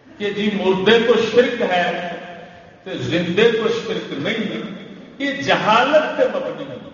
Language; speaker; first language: Urdu; non-native, local second language; Punjabi